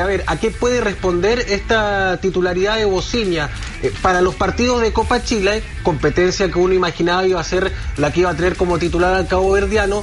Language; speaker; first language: Spanish; native; Spanish